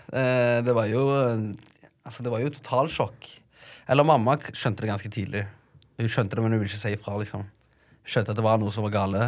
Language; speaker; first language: Norwegian; early bilingual, other home language; Tigrinya